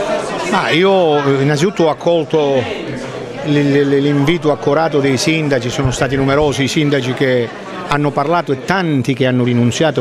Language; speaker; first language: Italian; native; Italian